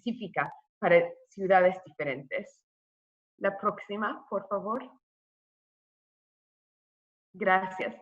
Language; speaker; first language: Spanish; non-native, fluent; English